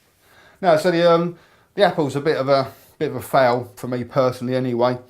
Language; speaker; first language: English; native; English